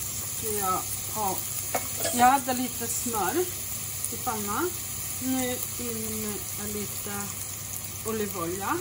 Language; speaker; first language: Swedish; non-native, fluent; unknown